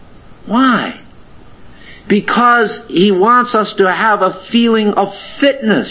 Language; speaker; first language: English; native; English